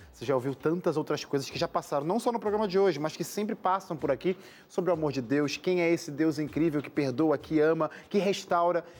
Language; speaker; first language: Portuguese; native; Portuguese